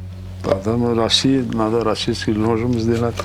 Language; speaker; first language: Russian; non-native, learner; Azerbaijani